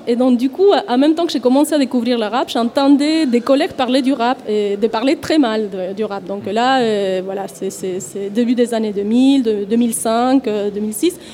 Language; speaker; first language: French; non-native, fluent; Spanish